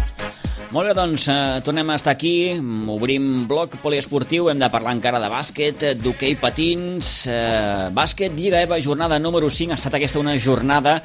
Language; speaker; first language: Catalan; native; Catalan